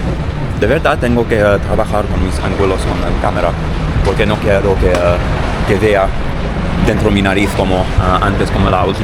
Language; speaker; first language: Spanish; non-native, learner; English